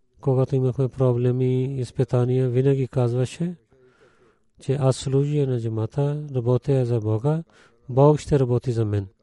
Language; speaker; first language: Bulgarian; non-native, learner; Urdu